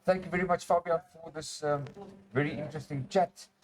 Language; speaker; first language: English; non-native, local second language; Afrikaans